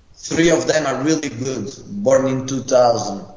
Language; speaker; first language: English; non-native, fluent; Portuguese